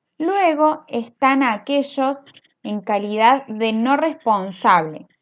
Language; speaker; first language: Spanish; native; Spanish